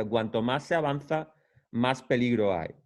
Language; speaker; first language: Spanish; native; Spanish